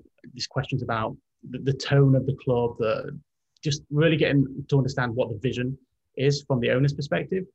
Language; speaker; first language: English; native; English